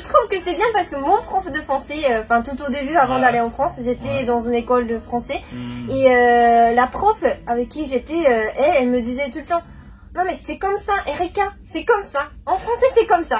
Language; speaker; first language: French; non-native, fluent; Japanese